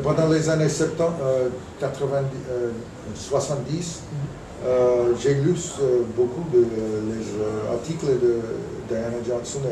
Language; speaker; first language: French; non-native, fluent; English